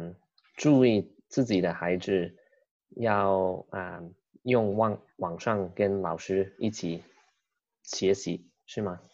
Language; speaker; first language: Chinese; non-native, fluent; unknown